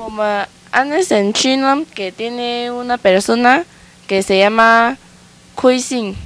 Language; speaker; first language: Spanish; non-native, learner; Chinese